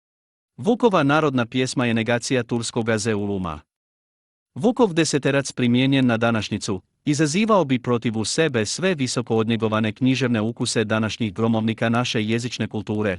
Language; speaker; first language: Croatian; native; Croatian